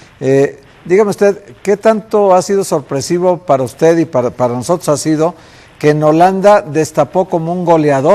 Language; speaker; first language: Spanish; native; Spanish